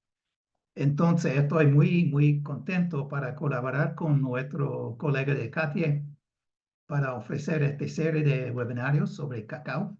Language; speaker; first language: Spanish; non-native, fluent; English